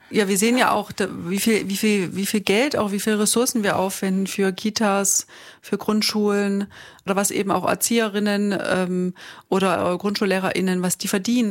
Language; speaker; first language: German; native; German